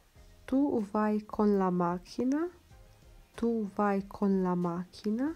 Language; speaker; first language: Italian; non-native, fluent; Romanian